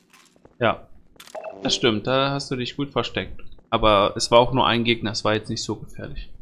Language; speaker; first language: German; native; German